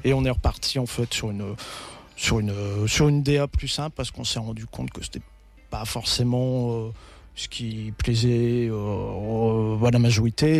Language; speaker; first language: French; native; French